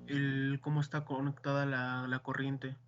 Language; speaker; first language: Spanish; native; Spanish